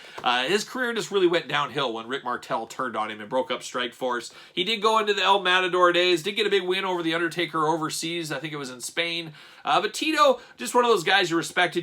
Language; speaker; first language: English; native; English